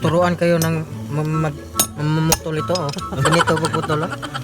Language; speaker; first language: Filipino; non-native, local second language; Cebuano